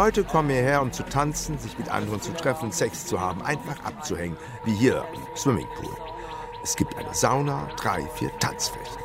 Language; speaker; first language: German; native; German